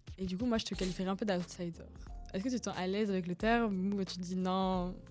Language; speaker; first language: French; native; French